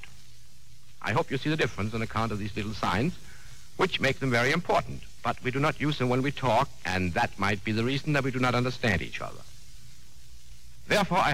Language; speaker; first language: English; non-native, fluent; Danish